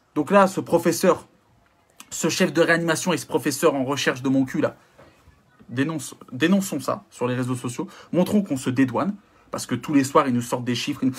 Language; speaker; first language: French; native; French